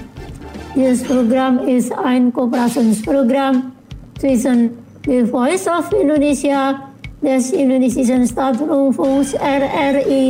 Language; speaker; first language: German; non-native, fluent; Indonesian